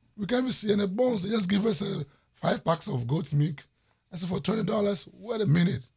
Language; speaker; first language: English; non-native, local second language; Ewe